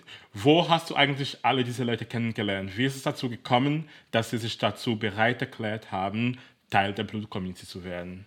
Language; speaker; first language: German; native; German